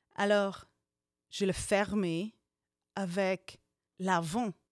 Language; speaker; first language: French; non-native, fluent; English